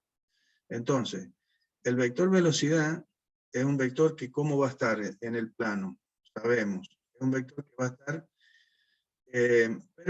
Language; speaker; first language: Spanish; native; Spanish